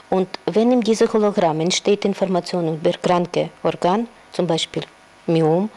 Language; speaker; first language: German; non-native, learner; Russian